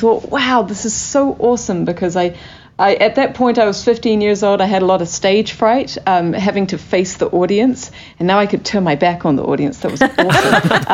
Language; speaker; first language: English; native; English